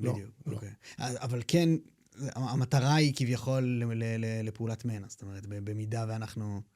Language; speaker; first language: Hebrew; native; Hebrew